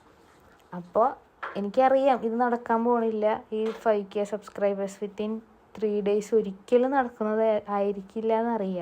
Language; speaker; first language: Malayalam; native; Malayalam